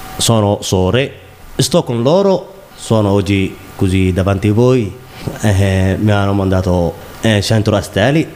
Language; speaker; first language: Italian; non-native, learner; Somali